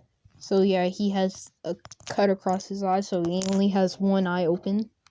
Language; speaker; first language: English; native; English